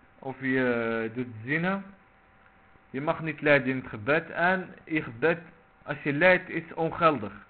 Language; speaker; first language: Dutch; non-native, local second language; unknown